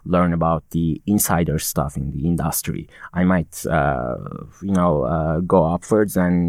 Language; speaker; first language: English; non-native, fluent; Turkish